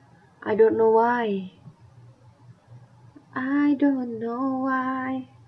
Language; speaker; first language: English; non-native, fluent; Indonesian